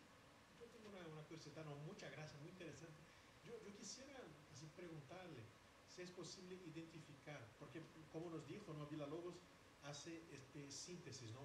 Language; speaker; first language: Spanish; non-native, learner; Portuguese